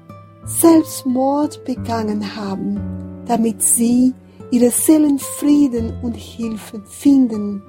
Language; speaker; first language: German; non-native, fluent; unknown